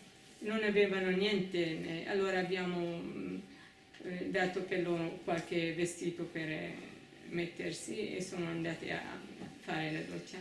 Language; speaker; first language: Italian; non-native, fluent; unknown